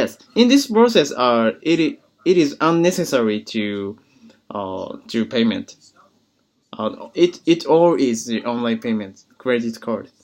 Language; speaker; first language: English; non-native, learner; Japanese